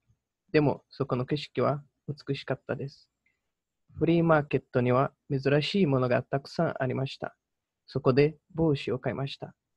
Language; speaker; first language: Japanese; non-native, learner; Portuguese